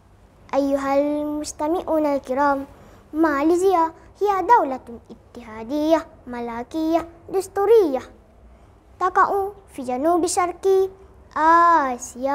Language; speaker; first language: Arabic; non-native, learner; Malay